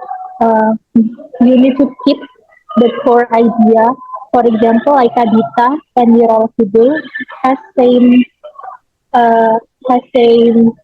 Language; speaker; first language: English; non-native, learner; Indonesian